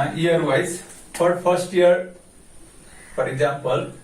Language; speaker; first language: English; non-native, local second language; Nepali